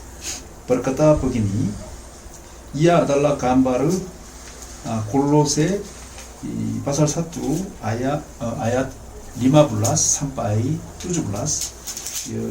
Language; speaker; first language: Indonesian; non-native, fluent; Korean